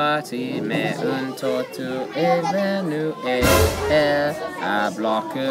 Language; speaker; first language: French; non-native, learner; English